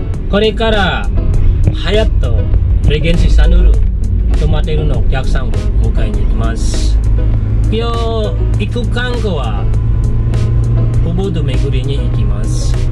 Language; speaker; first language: Japanese; non-native, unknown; Balinese